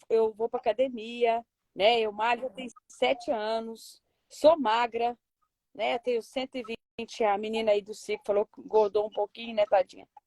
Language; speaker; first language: Portuguese; native; Portuguese